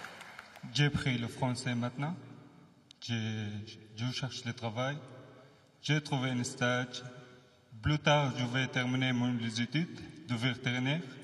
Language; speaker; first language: French; non-native, learner; Arabic